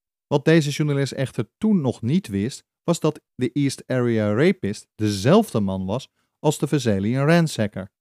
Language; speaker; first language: Dutch; native; Dutch